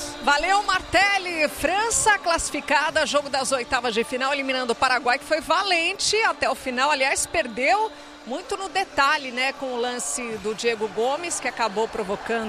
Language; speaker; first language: Portuguese; native; Portuguese